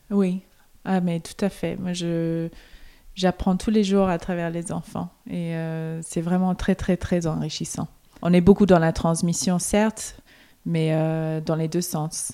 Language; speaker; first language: French; non-native, fluent; English